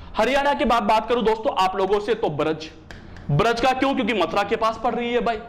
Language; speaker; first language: Hindi; native; Hindi